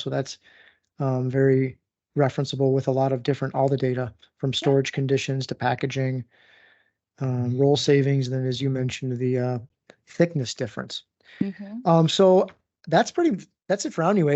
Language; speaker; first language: English; native; English